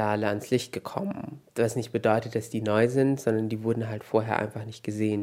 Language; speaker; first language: German; native; German